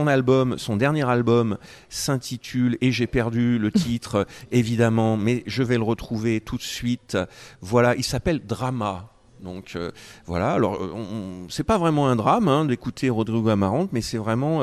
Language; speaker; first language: French; native; French